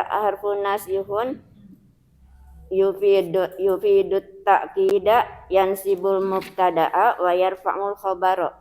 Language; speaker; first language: Arabic; non-native, learner; Indonesian